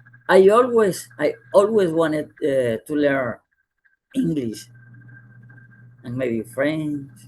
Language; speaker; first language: English; non-native, fluent; Spanish